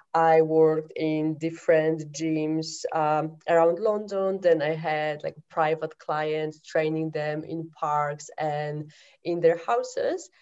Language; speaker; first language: English; non-native, fluent; Polish